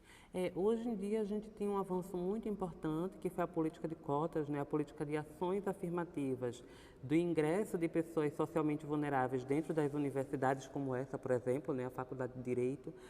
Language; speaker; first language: Portuguese; native; Portuguese